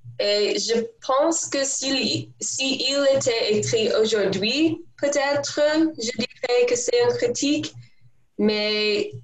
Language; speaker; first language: French; non-native, learner; English